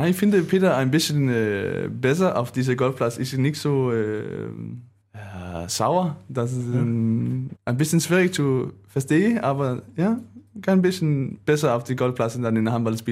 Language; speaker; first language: German; non-native, learner; Danish